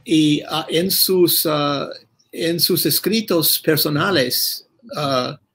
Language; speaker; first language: Spanish; non-native, fluent; English